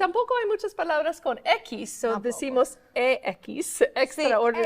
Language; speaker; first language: Spanish; non-native, fluent; English